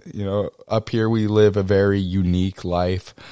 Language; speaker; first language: English; native; English